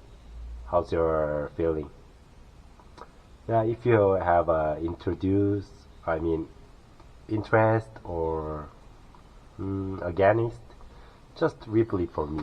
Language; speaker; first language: English; non-native, learner; Korean